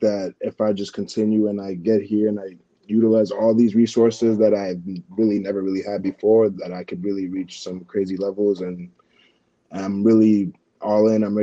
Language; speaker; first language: English; early bilingual, other home language; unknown